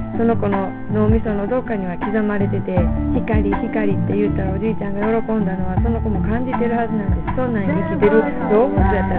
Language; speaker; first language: Japanese; native; Japanese